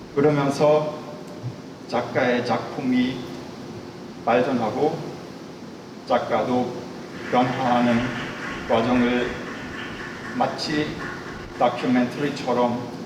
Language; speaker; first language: Korean; non-native, fluent; German